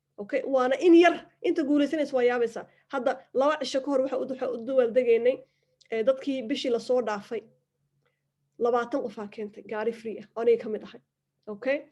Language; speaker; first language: Somali; early bilingual, heritage; Somali